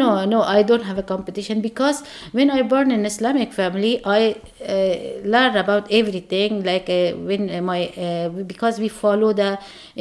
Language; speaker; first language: English; non-native, learner; Persian